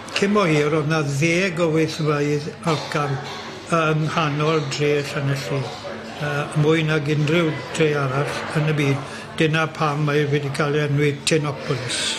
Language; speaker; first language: Welsh; native; Welsh